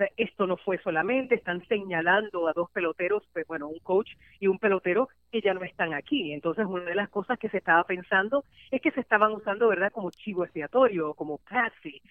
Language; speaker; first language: Spanish; native; Spanish